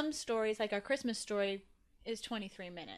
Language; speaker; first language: English; native; English